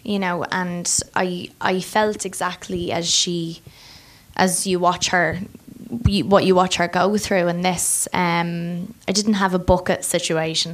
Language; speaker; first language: English; native; English